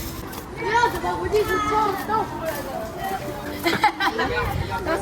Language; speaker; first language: Chinese; non-native, learner; Lao